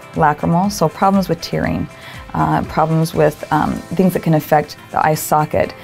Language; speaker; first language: English; native; English